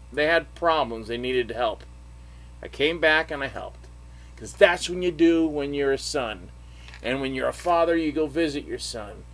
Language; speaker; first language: English; native; English